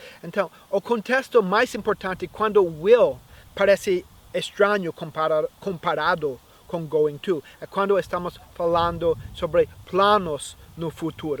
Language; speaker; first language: Portuguese; non-native, fluent; English